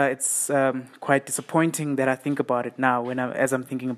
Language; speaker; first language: English; non-native, local second language; South Ndebele